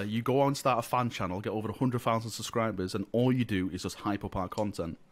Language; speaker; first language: English; native; English